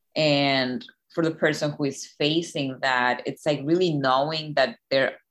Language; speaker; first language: English; non-native, fluent; Spanish